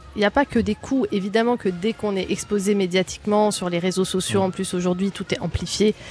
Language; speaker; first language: French; early bilingual, other home language; Arabic